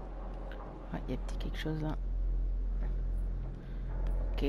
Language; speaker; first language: French; native; French